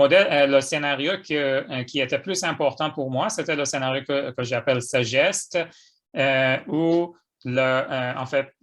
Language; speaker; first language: French; non-native, fluent; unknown